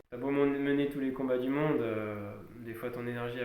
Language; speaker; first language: French; native; French